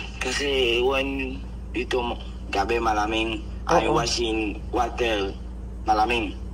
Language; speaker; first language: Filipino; early bilingual, heritage; Spanish